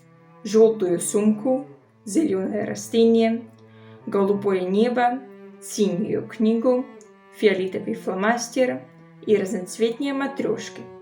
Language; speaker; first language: Russian; non-native, learner; Slovenian